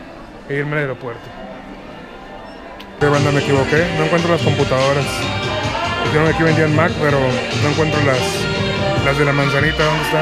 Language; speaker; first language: Spanish; native; Spanish